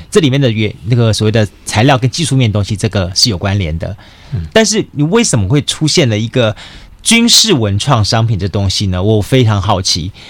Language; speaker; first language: Chinese; native; Chinese